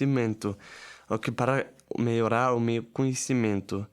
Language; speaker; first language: Portuguese; non-native, learner; German